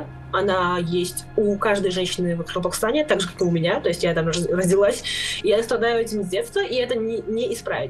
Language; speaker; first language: Russian; non-native, local second language; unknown